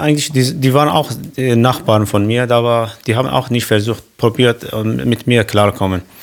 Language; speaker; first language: German; non-native, learner; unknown